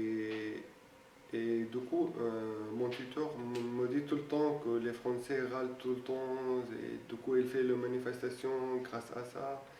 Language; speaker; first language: French; non-native, fluent; Arabic